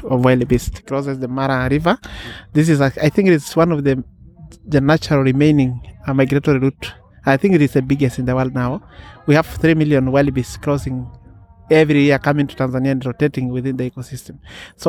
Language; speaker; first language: English; non-native, local second language; Masai